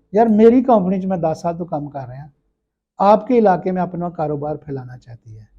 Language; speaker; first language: Urdu; non-native, local second language; Punjabi